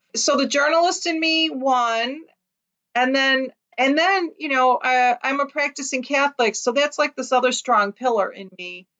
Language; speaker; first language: English; early bilingual, other home language; Lithuanian